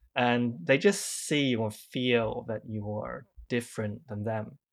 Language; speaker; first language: English; non-native, fluent; German